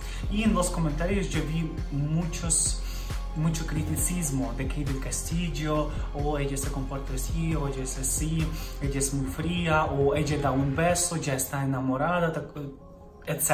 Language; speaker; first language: Spanish; non-native, fluent; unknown